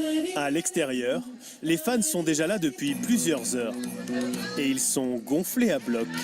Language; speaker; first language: French; native; French